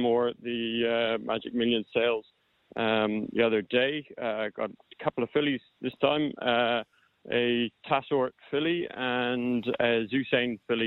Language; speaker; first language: English; native; English